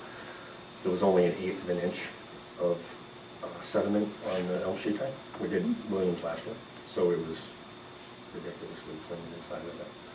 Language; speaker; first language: English; native; English